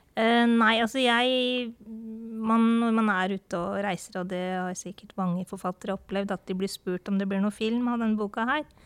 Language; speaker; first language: Norwegian; early bilingual, other home language; Urdu